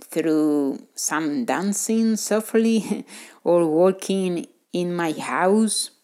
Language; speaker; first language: English; non-native, fluent; Spanish